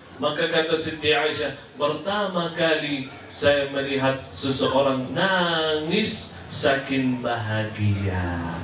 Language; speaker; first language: Malay; non-native, fluent; Arabic